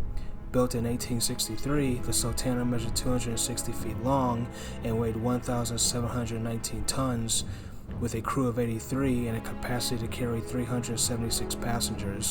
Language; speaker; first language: English; native; English